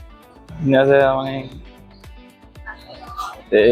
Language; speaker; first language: Korean; non-native, learner; Sinhala